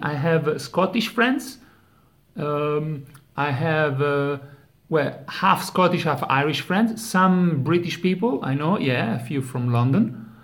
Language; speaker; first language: English; non-native, fluent; Italian